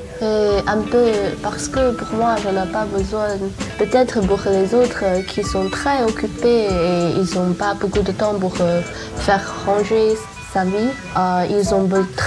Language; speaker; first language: French; non-native, learner; Chinese